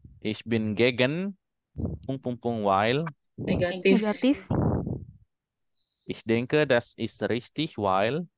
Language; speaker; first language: German; non-native, fluent; Indonesian